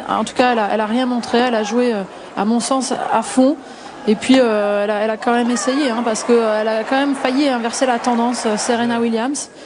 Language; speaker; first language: French; native; French